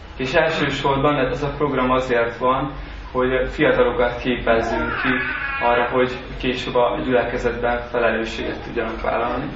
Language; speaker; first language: Hungarian; native; Hungarian